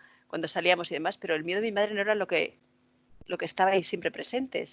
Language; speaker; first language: Spanish; native; Spanish